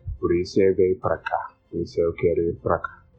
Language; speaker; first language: Portuguese; non-native, learner; Wolof